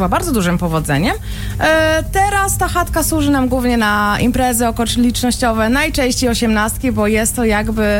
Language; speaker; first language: Polish; native; Polish